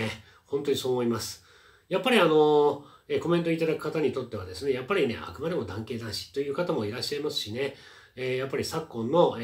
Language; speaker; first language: Japanese; native; Japanese